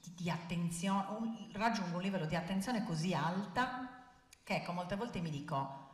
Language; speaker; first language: Italian; native; Italian